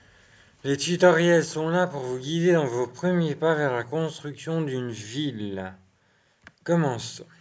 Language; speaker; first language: French; native; French